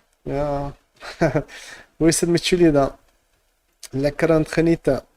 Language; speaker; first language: Dutch; early bilingual, other home language; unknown